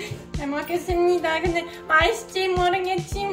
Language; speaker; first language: Korean; non-native, fluent; German